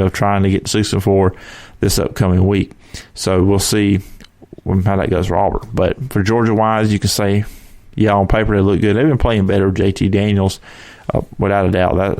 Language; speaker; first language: English; native; English